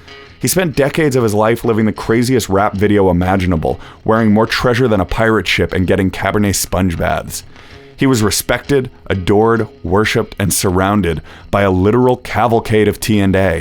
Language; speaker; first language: English; native; English